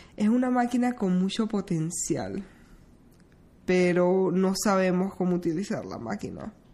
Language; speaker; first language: Spanish; early bilingual, heritage; Spanish